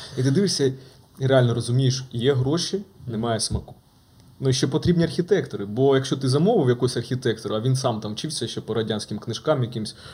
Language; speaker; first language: Ukrainian; native; Ukrainian